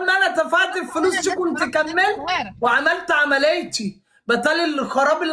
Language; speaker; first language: Arabic; native; Arabic